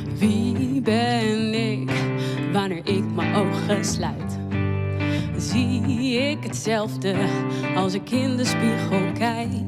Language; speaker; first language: Dutch; native; Dutch